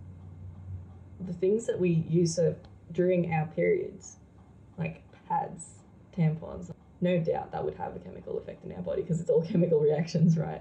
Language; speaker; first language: English; non-native, local second language; Filipino